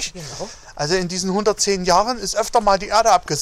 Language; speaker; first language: German; native; German